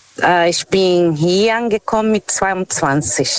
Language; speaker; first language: German; non-native, fluent; Portuguese